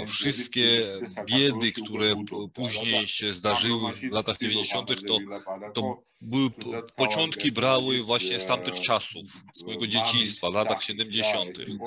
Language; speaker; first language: Polish; non-native, fluent; Georgian